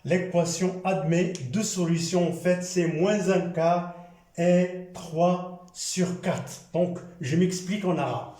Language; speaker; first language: French; non-native, local second language; Arabic